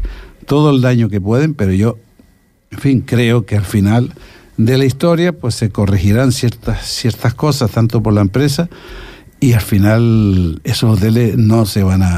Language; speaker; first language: Spanish; native; Spanish